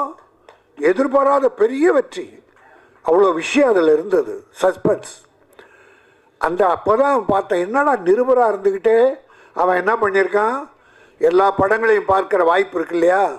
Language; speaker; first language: Tamil; native; Tamil